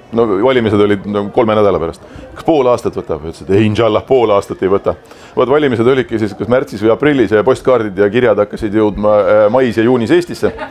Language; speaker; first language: Estonian; native; Estonian